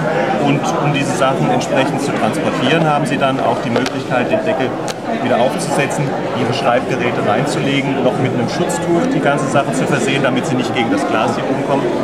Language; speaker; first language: German; native; German